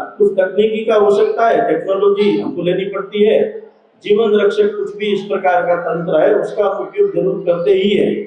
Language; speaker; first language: Hindi; native; Hindi